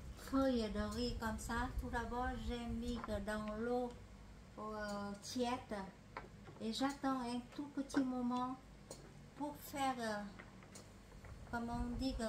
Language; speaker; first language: French; non-native, fluent; Vietnamese